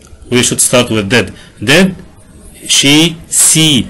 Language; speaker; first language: English; non-native, fluent; Arabic